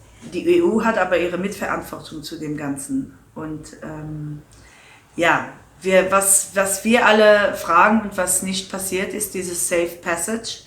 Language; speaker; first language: German; non-native, local second language; Luxembourgish